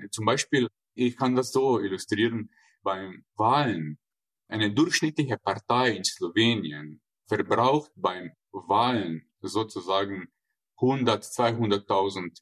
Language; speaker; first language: German; non-native, fluent; Slovenian